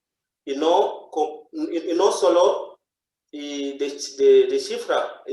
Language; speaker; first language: Spanish; non-native, fluent; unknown